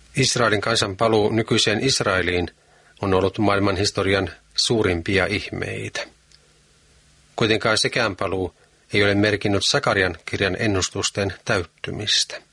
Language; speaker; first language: Finnish; native; Finnish